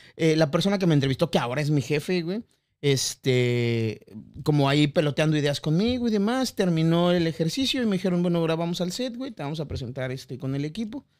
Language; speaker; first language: Spanish; native; Spanish